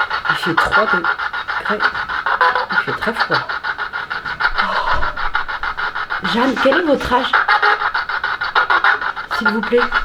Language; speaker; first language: French; native; French